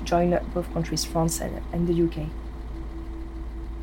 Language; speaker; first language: English; non-native, fluent; French